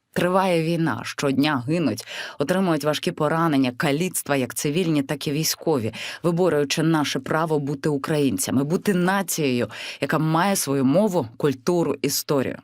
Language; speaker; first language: Ukrainian; native; Ukrainian